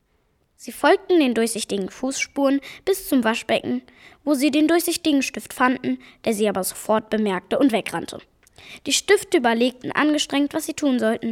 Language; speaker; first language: German; native; German